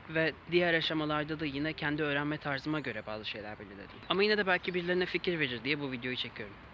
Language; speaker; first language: Turkish; native; Turkish